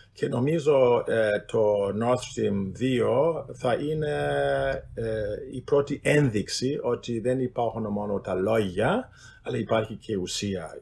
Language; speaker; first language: Greek; non-native, fluent; German